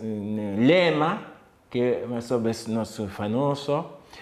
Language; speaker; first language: Spanish; non-native, fluent; Japanese